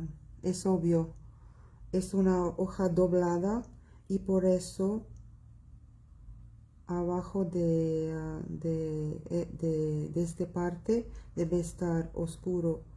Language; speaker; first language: Spanish; non-native, local second language; Arabic